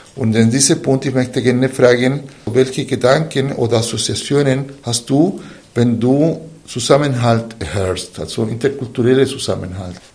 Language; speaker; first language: German; non-native, fluent; Spanish